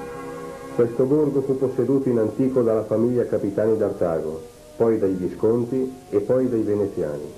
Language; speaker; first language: Italian; native; Italian